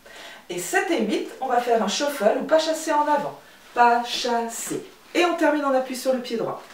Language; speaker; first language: French; native; French